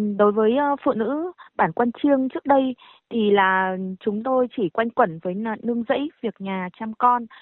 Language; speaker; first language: Vietnamese; non-native, local second language; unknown